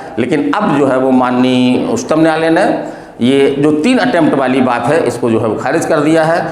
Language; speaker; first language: Hindi; native; Hindi